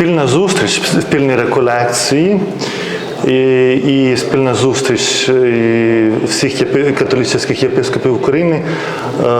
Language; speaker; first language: Ukrainian; non-native, fluent; Lithuanian